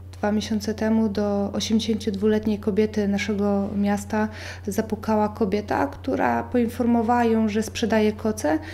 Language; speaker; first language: Polish; native; Polish